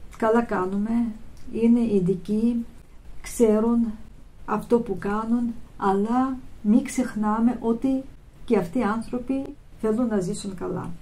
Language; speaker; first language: Greek; non-native, fluent; Russian